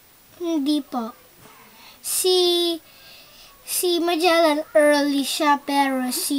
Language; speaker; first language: Filipino; early bilingual, heritage; Filipino